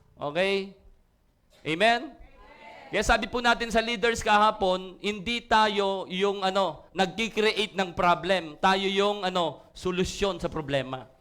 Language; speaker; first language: Filipino; non-native, local second language; Iloko